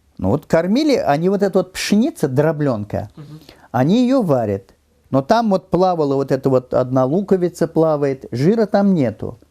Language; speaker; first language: Russian; non-native, local second language; Turkmen